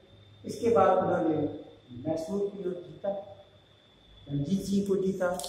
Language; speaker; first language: Hindi; native; Hindi